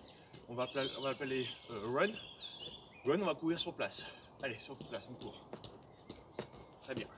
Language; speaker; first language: French; native; French